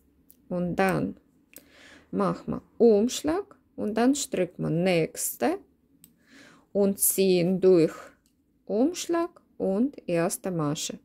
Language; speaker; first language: German; non-native, learner; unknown